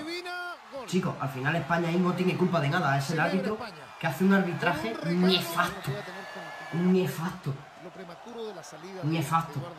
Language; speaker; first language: Spanish; native; Spanish